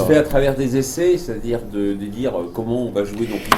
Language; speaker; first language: French; native; French